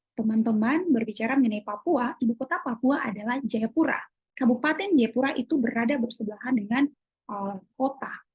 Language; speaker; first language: Indonesian; native; Indonesian